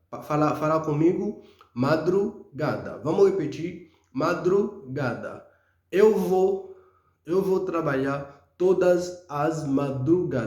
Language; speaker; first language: Portuguese; non-native, fluent; Haitian Creole